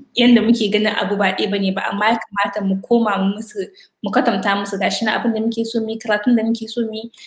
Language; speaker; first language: Hausa; native; Hausa